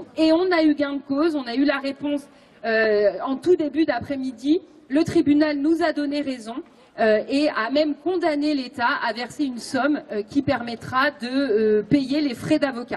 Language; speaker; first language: French; native; French